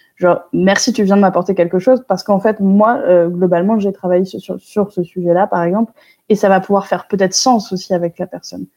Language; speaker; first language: French; native; French